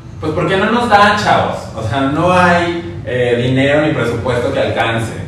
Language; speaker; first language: Spanish; native; Spanish